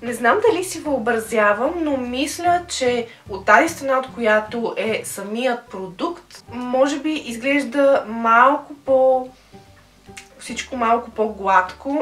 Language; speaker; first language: Bulgarian; native; Bulgarian